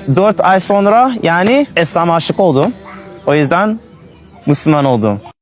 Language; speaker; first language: Turkish; non-native, learner; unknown